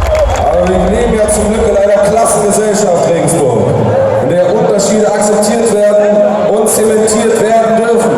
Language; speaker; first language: German; native; German